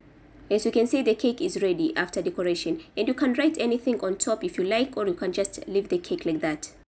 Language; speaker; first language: English; non-native, local second language; Swahili